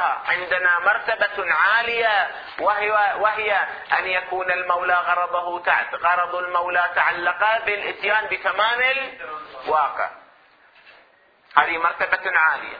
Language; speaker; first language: Arabic; native; Arabic